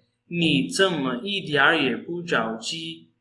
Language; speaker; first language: Chinese; non-native, fluent; Urdu